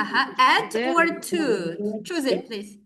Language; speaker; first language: English; non-native, fluent; Kazakh